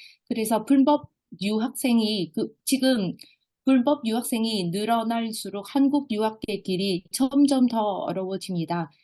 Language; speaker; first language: Korean; non-native, fluent; Vietnamese